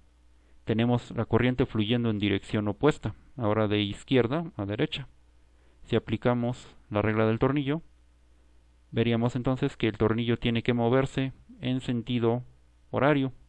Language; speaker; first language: Spanish; native; Spanish